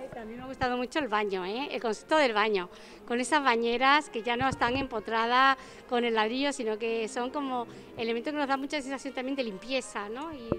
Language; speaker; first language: Spanish; native; Spanish